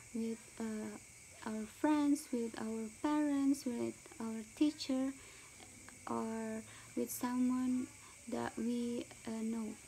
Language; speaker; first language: English; non-native, learner; Indonesian